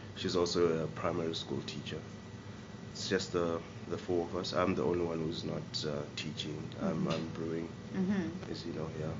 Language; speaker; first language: English; non-native, local second language; Shona